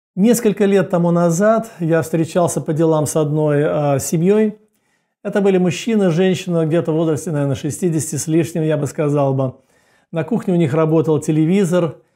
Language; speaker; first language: Russian; native; Russian